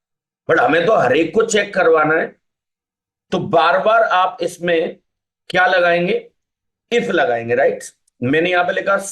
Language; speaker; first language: Hindi; native; Hindi